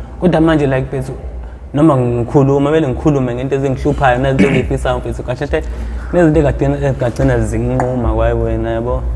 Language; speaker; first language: Zulu; native; Zulu